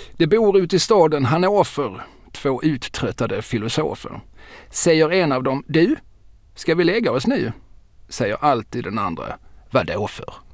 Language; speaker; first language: Swedish; native; Swedish